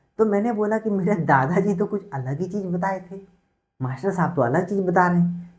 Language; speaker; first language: Hindi; native; Hindi